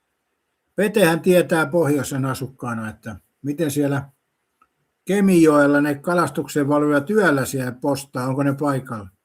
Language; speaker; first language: Finnish; native; Finnish